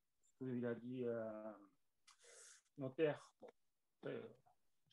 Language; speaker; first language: French; non-native, learner; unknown